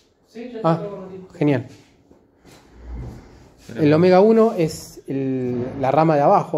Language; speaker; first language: Spanish; native; Spanish